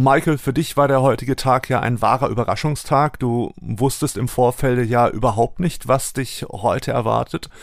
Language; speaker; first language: German; native; German